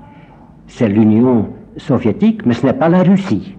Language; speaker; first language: French; non-native, fluent; Dutch